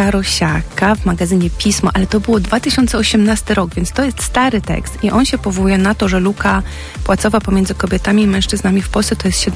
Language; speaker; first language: Polish; native; Polish